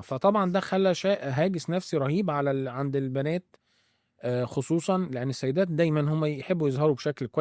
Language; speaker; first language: Arabic; native; Arabic